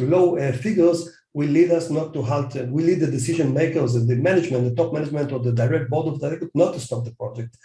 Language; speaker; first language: English; non-native, fluent; Hebrew